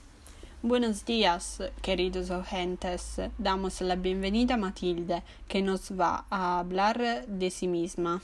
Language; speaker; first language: Spanish; non-native, learner; Italian